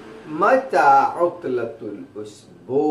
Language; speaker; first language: Arabic; non-native, fluent; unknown